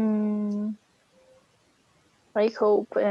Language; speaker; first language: English; non-native, learner; Spanish